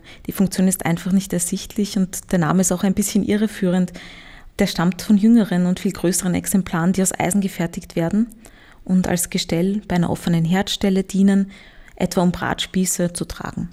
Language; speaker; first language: German; native; German